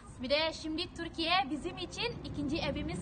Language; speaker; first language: Turkish; non-native, learner; Indonesian